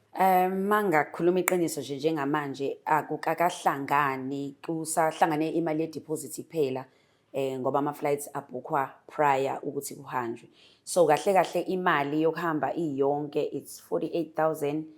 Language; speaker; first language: Zulu; native; Zulu